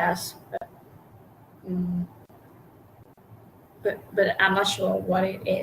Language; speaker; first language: English; non-native, learner; Thai